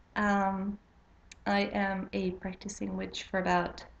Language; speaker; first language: English; non-native, fluent; French